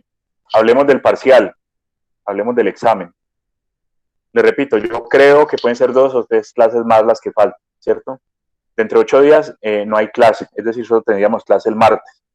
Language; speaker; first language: Spanish; native; Spanish